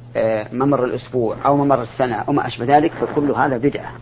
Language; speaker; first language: Arabic; native; Arabic